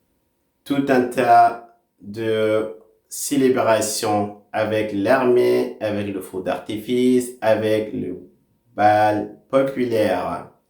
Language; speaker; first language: French; non-native, fluent; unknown